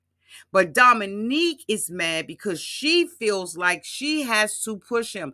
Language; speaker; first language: English; native; English